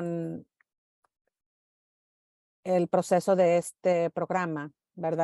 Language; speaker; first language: Spanish; early bilingual, heritage; English